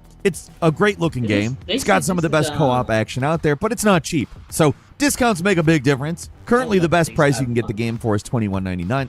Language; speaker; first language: English; native; English